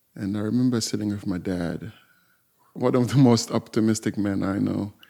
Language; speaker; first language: English; non-native, fluent; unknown